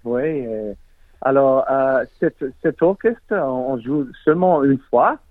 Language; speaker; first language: French; non-native, learner; English